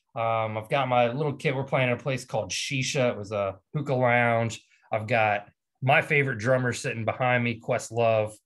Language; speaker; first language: English; native; English